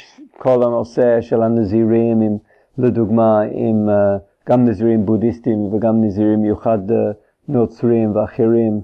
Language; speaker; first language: Hebrew; non-native, fluent; English